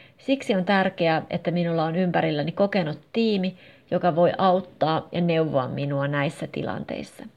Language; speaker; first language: Finnish; native; Finnish